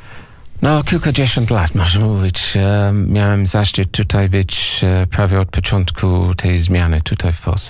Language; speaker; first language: Polish; non-native, learner; English